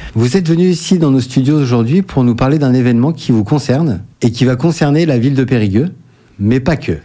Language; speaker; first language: French; native; French